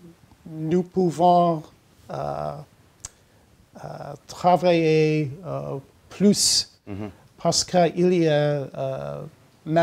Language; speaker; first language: French; non-native, learner; English